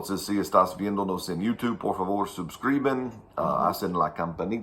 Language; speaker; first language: Spanish; non-native, fluent; English